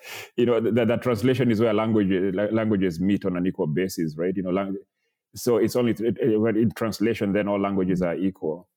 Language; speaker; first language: English; non-native, local second language; Kikuyu